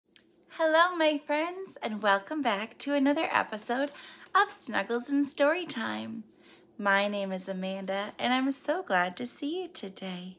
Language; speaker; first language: English; native; English